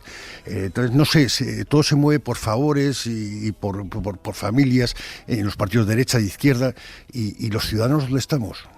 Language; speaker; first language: Spanish; native; Spanish